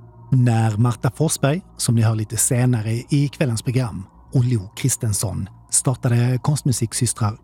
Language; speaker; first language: Swedish; native; Swedish